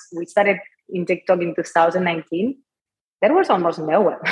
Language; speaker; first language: English; non-native, fluent; Spanish